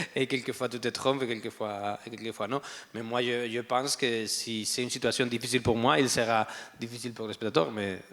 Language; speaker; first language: French; non-native, learner; Spanish